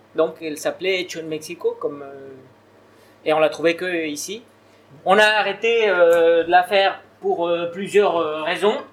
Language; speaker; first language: French; non-native, fluent; Spanish